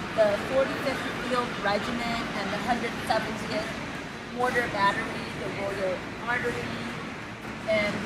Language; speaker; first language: English; native; English